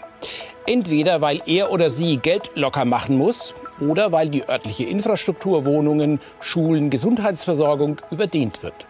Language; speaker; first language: German; native; German